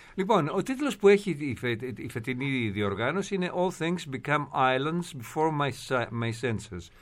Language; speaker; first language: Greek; native; Greek